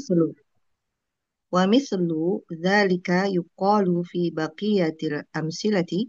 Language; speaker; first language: Arabic; non-native, learner; Indonesian